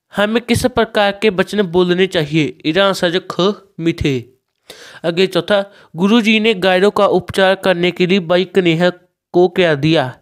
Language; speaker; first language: Hindi; non-native, local second language; Punjabi